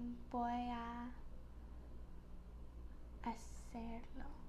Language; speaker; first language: Spanish; non-native, learner; English